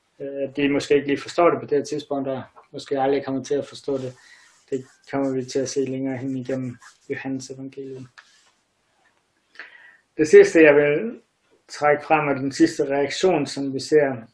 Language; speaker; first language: Danish; native; Danish